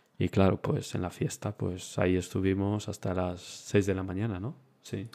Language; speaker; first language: Spanish; early bilingual, other home language; Romanian